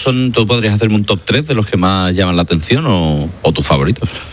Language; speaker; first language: Spanish; native; Spanish